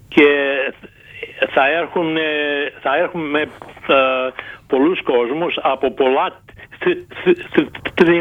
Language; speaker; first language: Greek; early bilingual, heritage; Greek